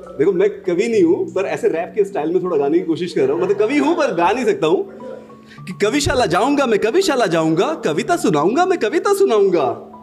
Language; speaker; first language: Hindi; native; Hindi